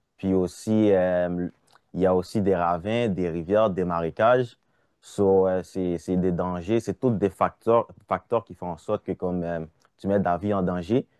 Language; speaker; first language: French; non-native, local second language; Haitian Creole